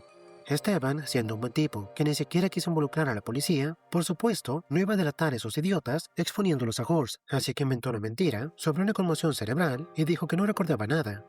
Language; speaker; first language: Spanish; native; Spanish